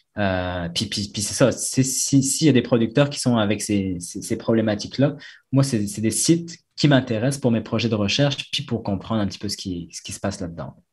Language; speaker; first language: French; native; French